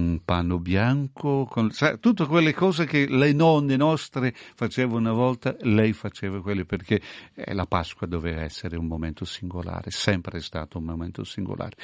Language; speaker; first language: Italian; non-native, fluent; Portuguese